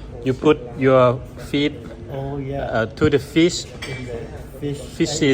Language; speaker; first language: English; non-native, learner; Lao